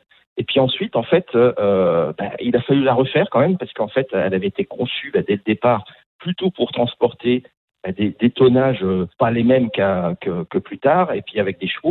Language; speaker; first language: French; native; French